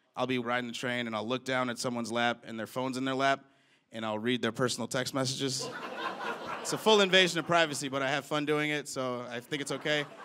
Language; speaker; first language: English; native; English